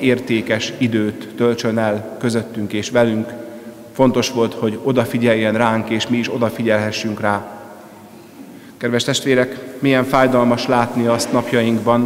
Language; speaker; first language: Hungarian; native; Hungarian